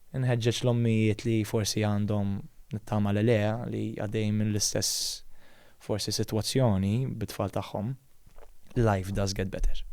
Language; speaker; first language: Maltese; native; Maltese